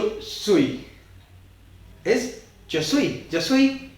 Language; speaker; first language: French; non-native, fluent; Hindi